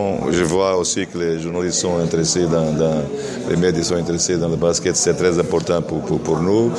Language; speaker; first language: French; non-native, learner; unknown